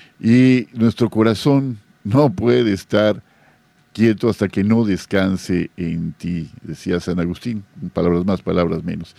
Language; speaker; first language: Spanish; native; Spanish